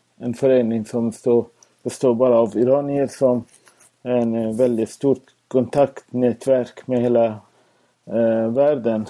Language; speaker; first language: Swedish; non-native, fluent; Persian